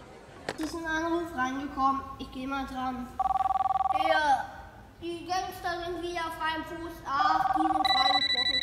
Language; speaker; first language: German; native; German